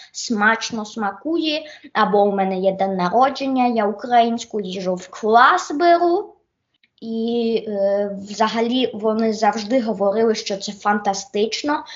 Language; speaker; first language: Ukrainian; early bilingual, heritage; Ukrainian